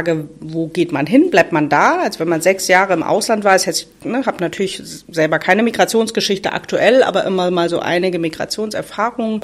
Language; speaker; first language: German; native; German